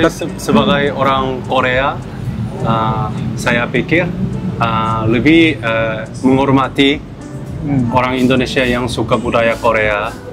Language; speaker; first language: Indonesian; non-native, fluent; Korean